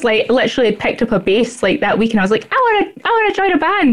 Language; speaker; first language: English; native; English